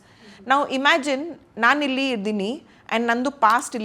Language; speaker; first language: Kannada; non-native, local second language; Hindi